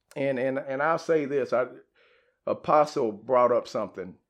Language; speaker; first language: English; native; English